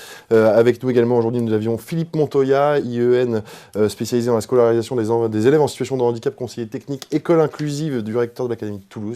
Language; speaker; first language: French; native; French